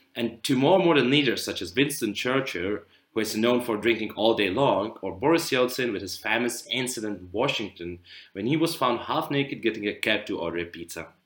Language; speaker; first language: English; non-native, fluent; Czech